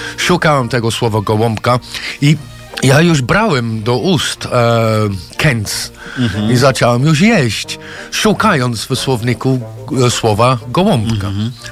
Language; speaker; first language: Polish; non-native, fluent; English